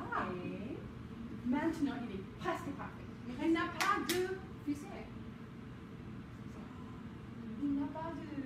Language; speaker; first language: French; non-native, learner; English